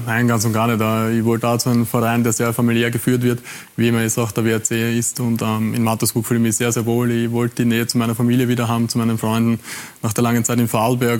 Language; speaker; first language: German; native; German